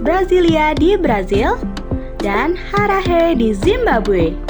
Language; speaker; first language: Indonesian; native; Indonesian